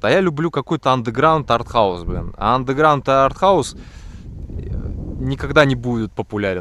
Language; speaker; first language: Russian; native; Russian